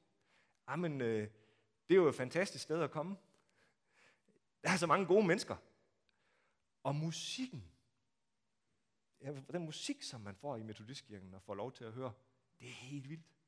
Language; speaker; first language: Danish; native; Danish